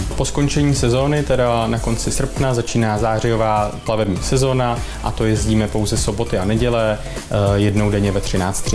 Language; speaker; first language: Czech; native; Czech